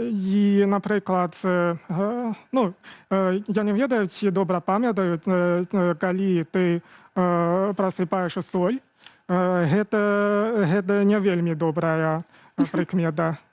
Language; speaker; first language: Belarusian; non-native, fluent; Chinese